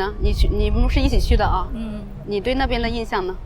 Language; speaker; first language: Chinese; native; Chinese